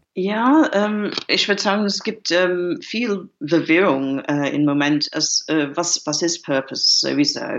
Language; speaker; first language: German; non-native, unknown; English